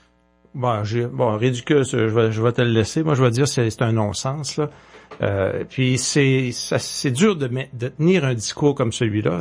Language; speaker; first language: French; native; French